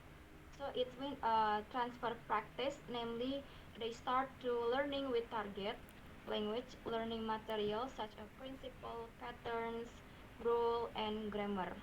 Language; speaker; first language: English; non-native, learner; Indonesian